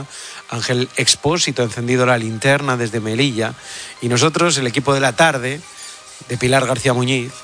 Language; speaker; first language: Spanish; native; Spanish